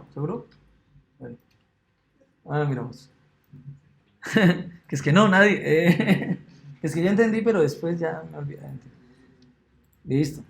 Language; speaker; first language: Spanish; native; Spanish